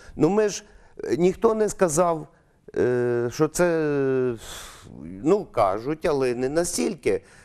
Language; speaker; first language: Ukrainian; native; Ukrainian